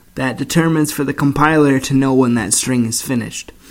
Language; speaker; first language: English; native; English